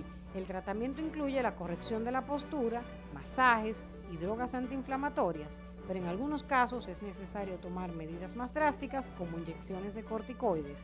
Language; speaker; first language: Spanish; native; Spanish